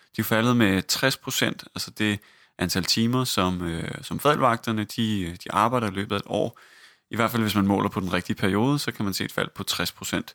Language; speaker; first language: Danish; native; Danish